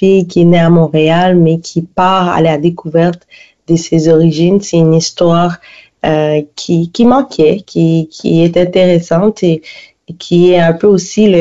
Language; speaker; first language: French; native; French